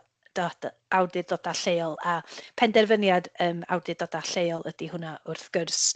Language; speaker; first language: Welsh; native; Welsh